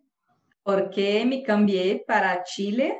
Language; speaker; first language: Spanish; non-native, learner; Portuguese